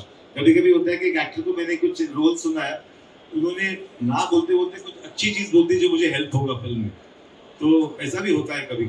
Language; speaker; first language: Hindi; non-native, local second language; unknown